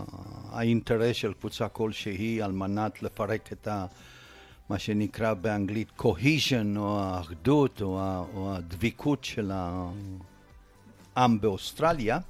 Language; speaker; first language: Hebrew; non-native, fluent; Romanian